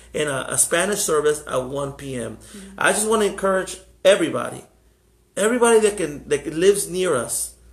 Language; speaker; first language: English; early bilingual, other home language; Spanish